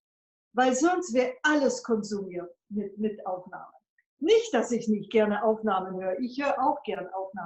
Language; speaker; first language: German; non-native, fluent; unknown